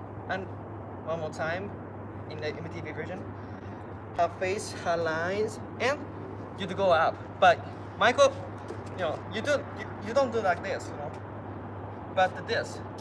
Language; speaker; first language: English; non-native, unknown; Japanese